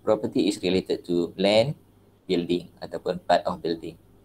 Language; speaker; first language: English; non-native, local second language; Malay